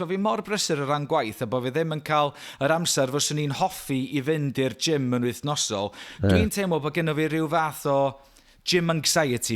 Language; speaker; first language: Welsh; native; Welsh